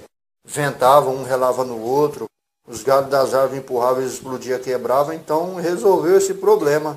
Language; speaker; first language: Portuguese; native; Portuguese